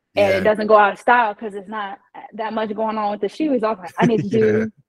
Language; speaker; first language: English; native; English